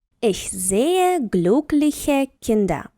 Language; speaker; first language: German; non-native, fluent; Ukrainian